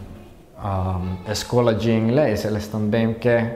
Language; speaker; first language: Portuguese; non-native, fluent; Finnish